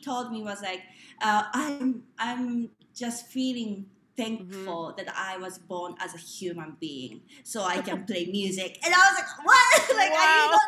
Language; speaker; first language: English; non-native, fluent; Japanese